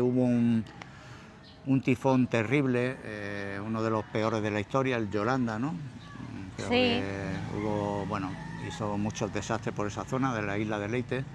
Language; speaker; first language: Spanish; native; Spanish